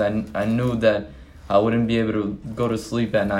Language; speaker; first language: English; non-native, fluent; Portuguese